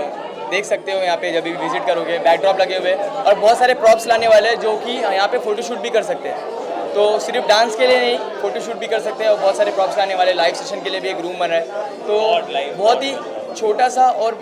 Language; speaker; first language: Hindi; native; Hindi